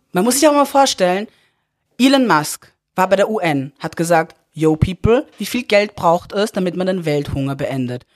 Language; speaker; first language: German; early bilingual, other home language; Persian